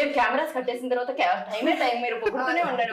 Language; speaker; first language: Telugu; native; Telugu